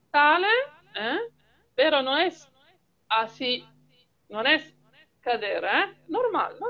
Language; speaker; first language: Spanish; non-native, learner; Italian